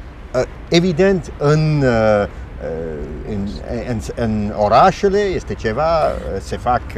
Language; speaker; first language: Romanian; non-native, fluent; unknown